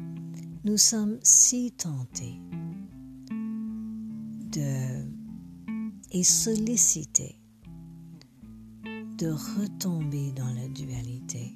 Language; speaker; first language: French; non-native, fluent; English